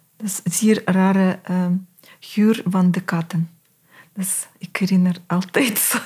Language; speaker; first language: Dutch; non-native, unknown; Russian